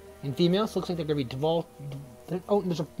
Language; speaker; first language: English; native; English